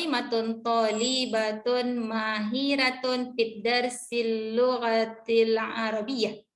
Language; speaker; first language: Arabic; non-native, learner; Indonesian